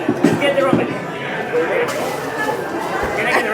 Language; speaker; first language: English; native; English